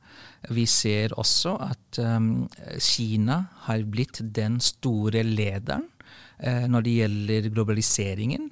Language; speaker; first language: Norwegian; non-native, fluent; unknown